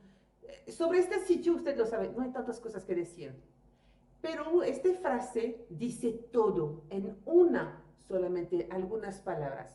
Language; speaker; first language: Spanish; native; Spanish